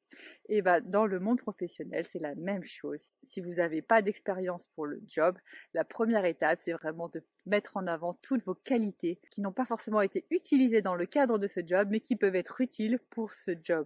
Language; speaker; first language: French; native; French